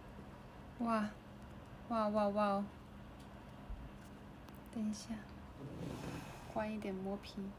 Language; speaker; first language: Chinese; native; Chinese